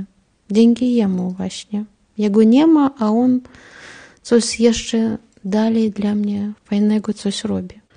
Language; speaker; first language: Polish; non-native, learner; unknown